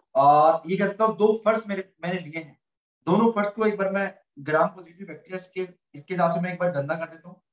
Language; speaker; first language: Hindi; native; Hindi